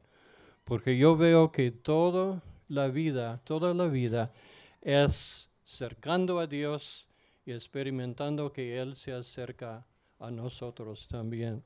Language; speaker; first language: Spanish; non-native, fluent; English